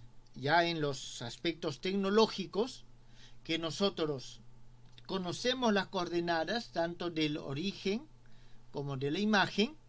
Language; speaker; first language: Spanish; native; Spanish